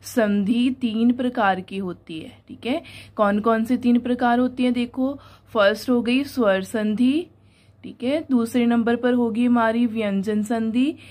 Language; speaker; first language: Hindi; non-native, local second language; Punjabi